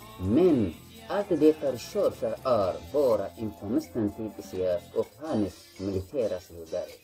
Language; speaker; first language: Swedish; non-native, learner; Tigrinya